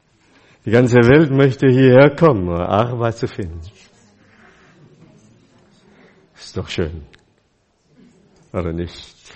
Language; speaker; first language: German; non-native, fluent; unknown